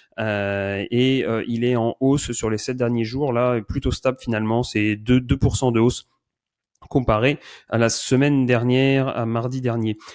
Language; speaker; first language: French; native; French